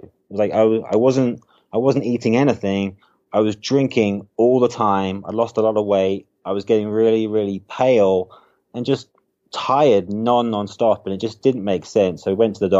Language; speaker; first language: English; native; English